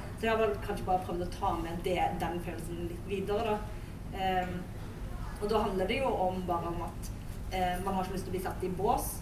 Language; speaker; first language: Norwegian; early bilingual, other home language; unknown